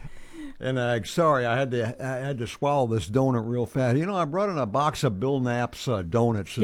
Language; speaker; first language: English; native; English